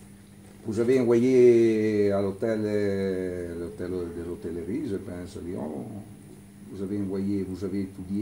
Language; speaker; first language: French; non-native, learner; Italian